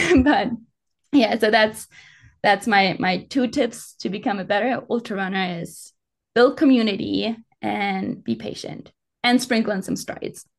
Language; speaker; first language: English; non-native, fluent; German